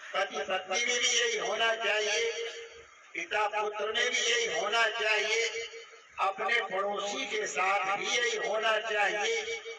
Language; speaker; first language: Hindi; native; Hindi